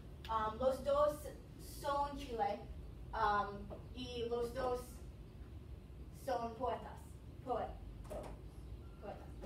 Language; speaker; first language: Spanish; non-native, learner; English